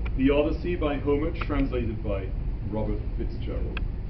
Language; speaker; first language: English; native; English